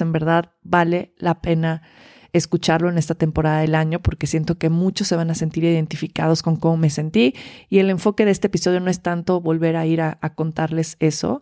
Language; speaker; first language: Spanish; native; Spanish